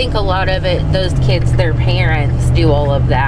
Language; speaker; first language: English; native; English